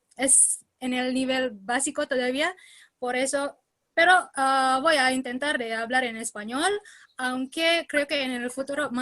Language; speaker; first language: Spanish; non-native, learner; Indonesian